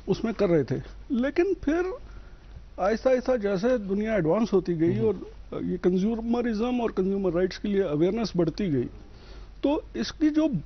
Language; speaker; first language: Hindi; native; Hindi